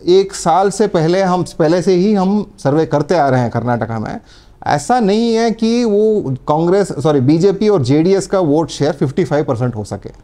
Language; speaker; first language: Hindi; non-native, local second language; Kannada